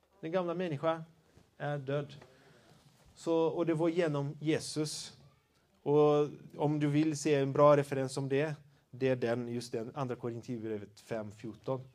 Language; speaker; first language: Swedish; non-native, fluent; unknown